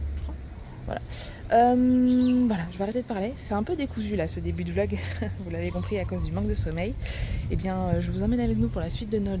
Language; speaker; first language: French; native; French